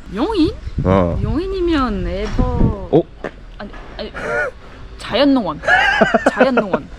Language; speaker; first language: Korean; non-native, fluent; French